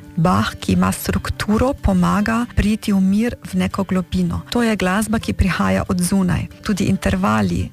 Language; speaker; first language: Slovenian; early bilingual, heritage; Slovenian